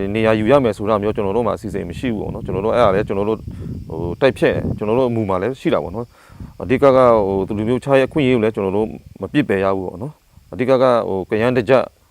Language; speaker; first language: Burmese; non-native, local second language; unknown